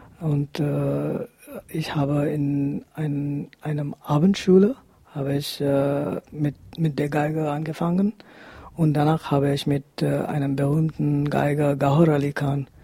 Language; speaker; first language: German; non-native, fluent; Hindi